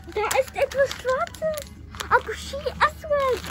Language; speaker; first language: Arabic; early bilingual, heritage; Arabic